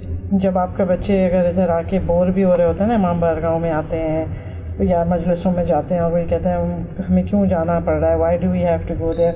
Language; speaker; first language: Urdu; native; Urdu